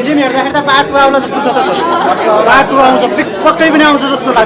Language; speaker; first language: Nepali; native; Nepali